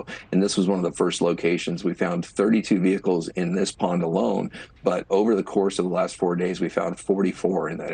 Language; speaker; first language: English; native; English